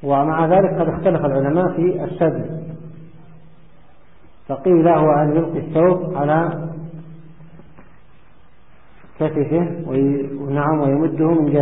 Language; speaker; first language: Arabic; native; Arabic